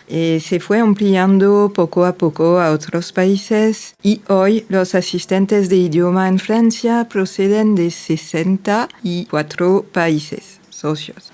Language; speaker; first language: Spanish; non-native, fluent; French